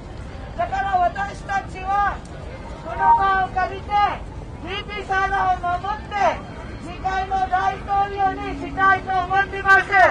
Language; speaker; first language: Japanese; non-native, fluent; Filipino